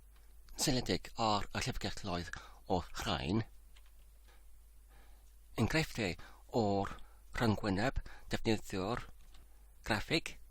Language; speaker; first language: Welsh; non-native, learner; English